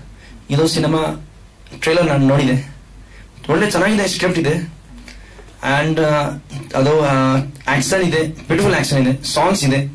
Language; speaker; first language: Kannada; non-native, learner; Hindi